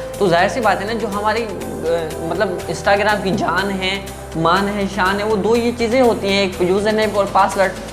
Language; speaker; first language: Hindi; non-native, local second language; Sindhi